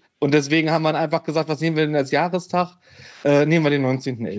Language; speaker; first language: German; native; German